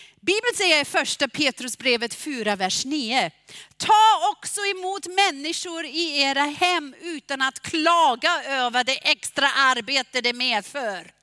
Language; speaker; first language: Swedish; non-native, fluent; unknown